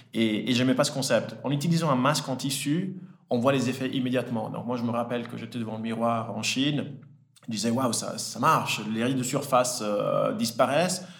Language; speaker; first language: French; early bilingual, other home language; Italian